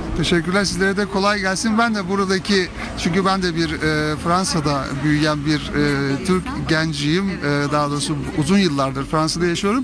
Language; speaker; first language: Turkish; native; Turkish